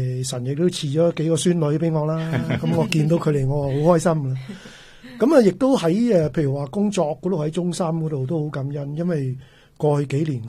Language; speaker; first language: Cantonese; native; Cantonese